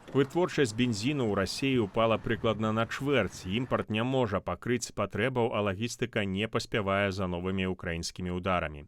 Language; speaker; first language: Belarusian; native; Belarusian